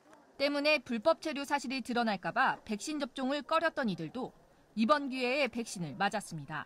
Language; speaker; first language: Korean; native; Korean